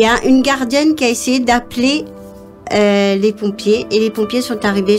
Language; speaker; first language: French; non-native, local second language; Morisyen